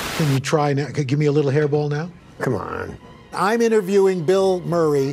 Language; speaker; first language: English; native; English